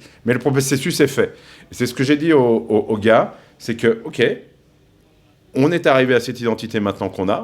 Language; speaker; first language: French; native; French